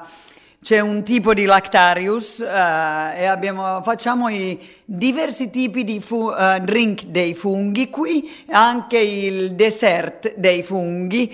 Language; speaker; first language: Italian; non-native, fluent; Finnish